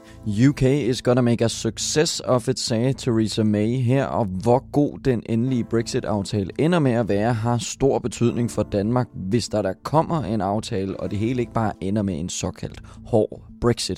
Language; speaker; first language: Danish; native; Danish